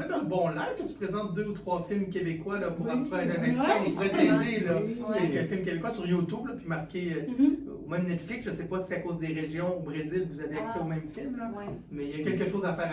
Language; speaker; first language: French; native; French